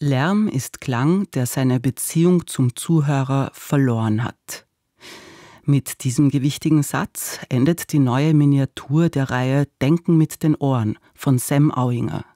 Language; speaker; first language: German; native; German